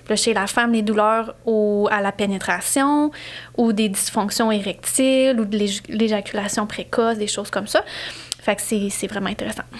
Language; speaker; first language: French; native; French